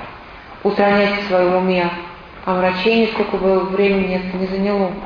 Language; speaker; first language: Russian; native; Russian